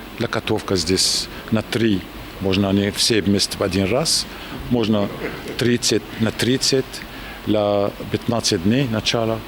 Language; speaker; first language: Russian; non-native, learner; Arabic